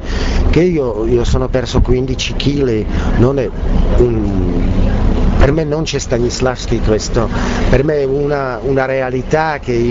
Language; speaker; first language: Italian; non-native, learner; Czech